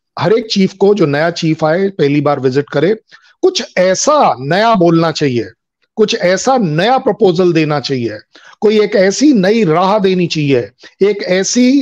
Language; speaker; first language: Hindi; native; Hindi